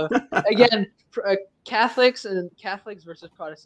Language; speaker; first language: English; non-native, fluent; French